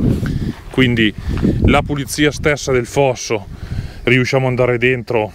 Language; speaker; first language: Italian; native; Italian